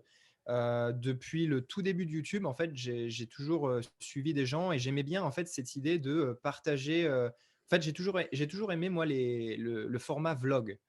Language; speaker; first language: French; native; French